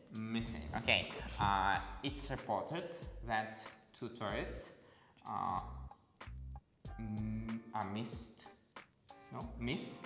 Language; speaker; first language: English; non-native, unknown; Russian